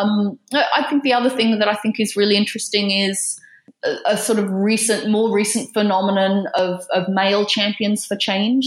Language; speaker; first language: English; native; English